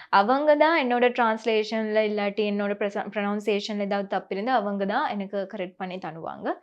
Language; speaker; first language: Tamil; non-native, local second language; Sinhala